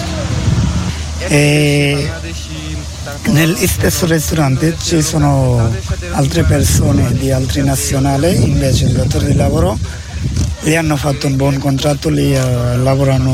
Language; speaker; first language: Italian; non-native, learner; Bangla